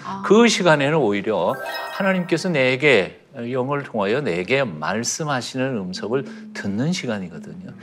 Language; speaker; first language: Korean; native; Korean